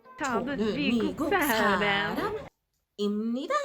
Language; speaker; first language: Korean; non-native, learner; English